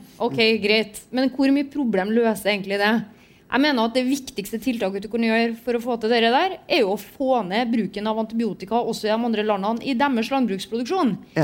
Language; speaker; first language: Norwegian; native; Norwegian